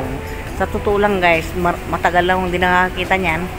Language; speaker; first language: Filipino; native; Filipino